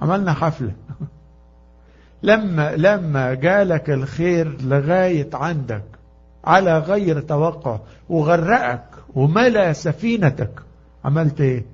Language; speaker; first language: Arabic; native; Arabic